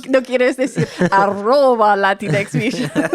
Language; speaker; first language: Spanish; non-native, fluent; English